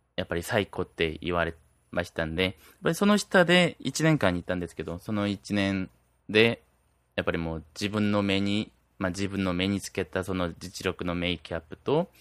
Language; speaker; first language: Japanese; non-native, fluent; Korean